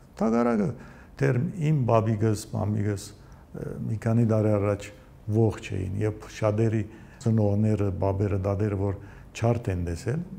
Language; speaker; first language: Armenian; early bilingual, heritage; Armenian